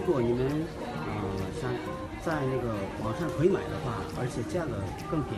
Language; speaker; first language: Chinese; non-native, learner; Korean